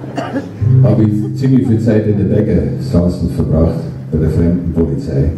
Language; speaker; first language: German; non-native, fluent; Dutch